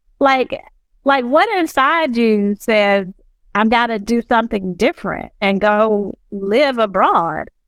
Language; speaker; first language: English; native; English